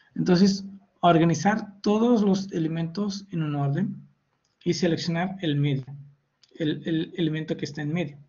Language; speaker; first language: Spanish; non-native, fluent; Hindi